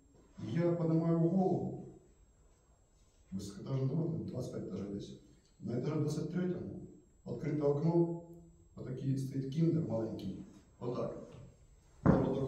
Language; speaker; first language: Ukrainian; non-native, local second language; Russian